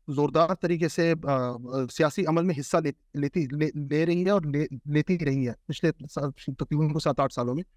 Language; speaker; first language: Urdu; non-native, local second language; Pashto